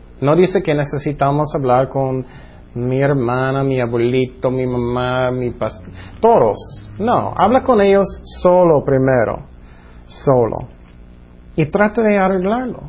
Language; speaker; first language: Spanish; non-native, fluent; English